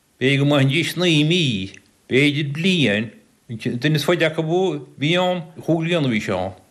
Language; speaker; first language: Irish; native; Irish